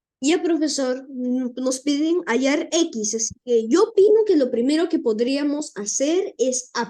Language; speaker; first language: Spanish; native; Spanish